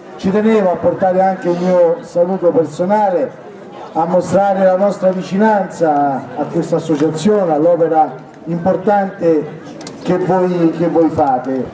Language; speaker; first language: Italian; native; Italian